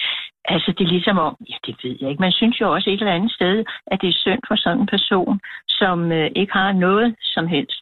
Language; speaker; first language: Danish; native; Danish